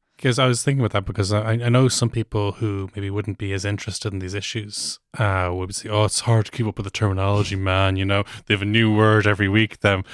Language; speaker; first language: English; native; English